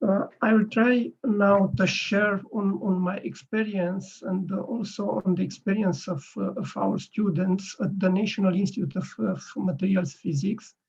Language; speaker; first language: English; non-native, fluent; Romanian